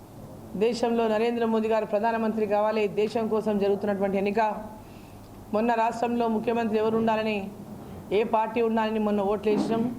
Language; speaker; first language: Telugu; native; Telugu